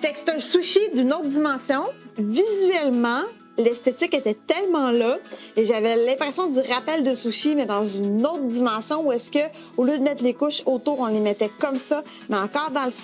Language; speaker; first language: French; native; French